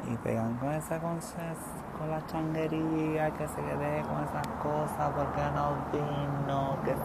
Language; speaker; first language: Spanish; early bilingual, other home language; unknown